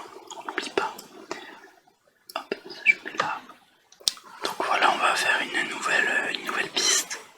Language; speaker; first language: French; native; French